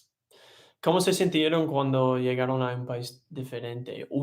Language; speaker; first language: Spanish; non-native, learner; English